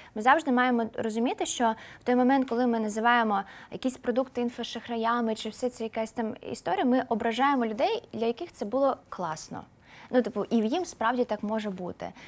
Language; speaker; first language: Ukrainian; non-native, local second language; Russian